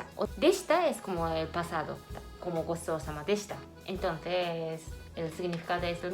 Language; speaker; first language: Spanish; non-native, fluent; Japanese